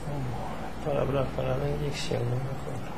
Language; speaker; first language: Spanish; non-native, learner; French